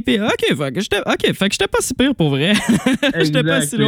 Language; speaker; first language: French; native; French